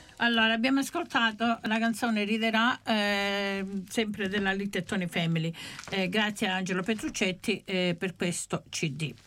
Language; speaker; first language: Italian; native; Italian